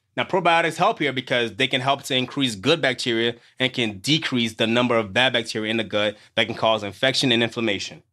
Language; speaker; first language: English; native; English